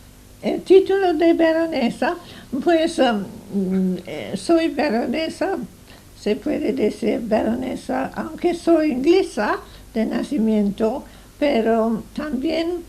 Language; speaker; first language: Spanish; non-native, fluent; English